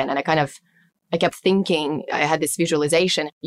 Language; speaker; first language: English; non-native, fluent; Russian